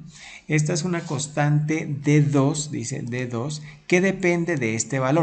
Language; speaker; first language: Spanish; native; Spanish